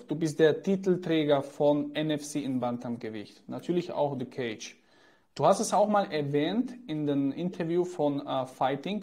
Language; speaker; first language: German; native; German